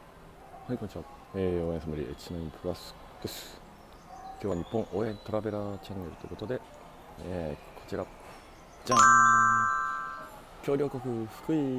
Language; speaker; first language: Japanese; native; Japanese